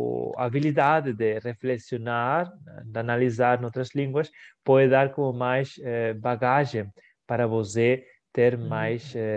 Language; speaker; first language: Portuguese; non-native, fluent; Spanish